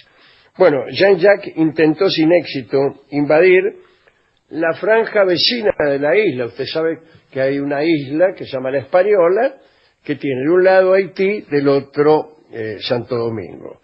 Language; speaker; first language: Spanish; native; Spanish